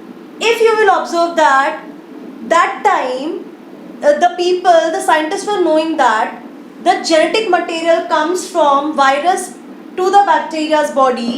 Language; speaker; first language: English; non-native, local second language; Hindi